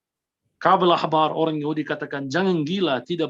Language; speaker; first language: Indonesian; non-native, fluent; Arabic